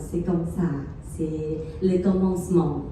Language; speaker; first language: French; non-native, fluent; Thai